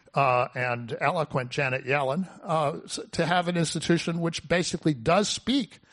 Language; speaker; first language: English; native; English